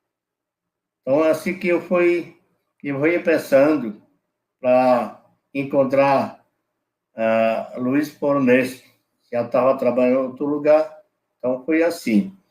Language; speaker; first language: Portuguese; non-native, local second language; Yanomámi